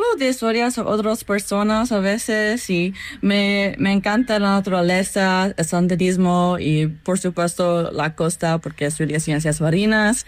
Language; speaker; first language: Spanish; non-native, learner; English